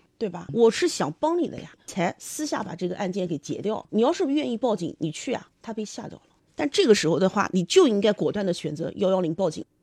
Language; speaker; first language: Chinese; native; Chinese